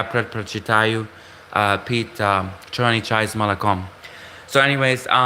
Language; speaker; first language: Russian; non-native, learner; English